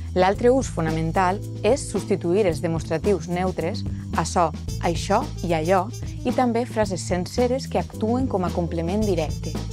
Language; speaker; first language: Catalan; native; Catalan